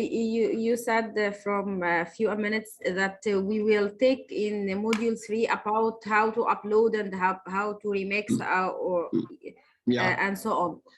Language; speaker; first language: English; non-native, learner; Arabic